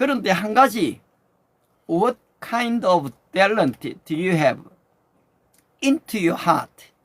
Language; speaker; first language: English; non-native, learner; Korean